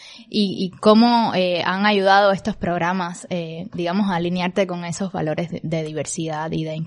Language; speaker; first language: Spanish; native; Spanish